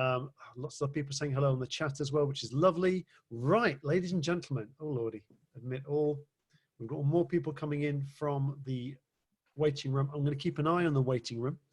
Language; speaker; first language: English; native; English